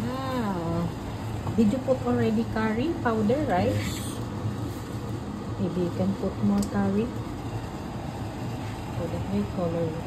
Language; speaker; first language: English; non-native, learner; Filipino